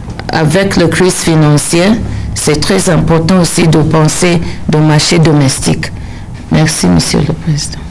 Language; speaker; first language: French; non-native, learner; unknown